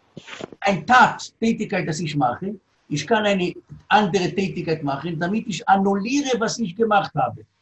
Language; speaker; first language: German; non-native, learner; Hebrew